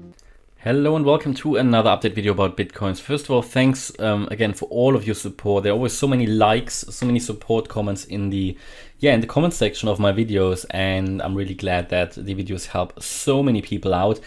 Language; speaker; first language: English; non-native, fluent; German